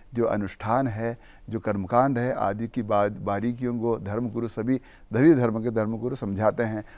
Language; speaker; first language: Hindi; non-native, local second language; Malayalam